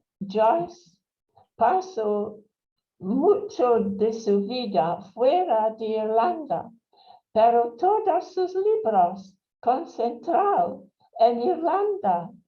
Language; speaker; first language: Spanish; non-native, fluent; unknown